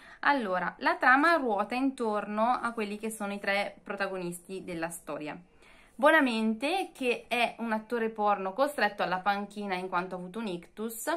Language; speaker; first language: Italian; native; Italian